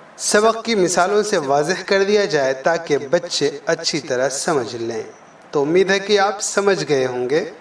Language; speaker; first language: Urdu; native; Urdu